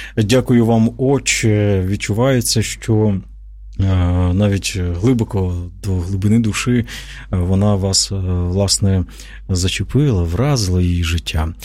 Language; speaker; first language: Ukrainian; native; Ukrainian